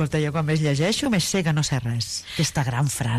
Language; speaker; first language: Catalan; native; Catalan